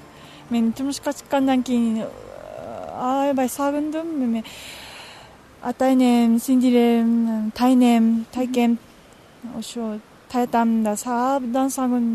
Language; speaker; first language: Kyrgyz; non-native, learner; Japanese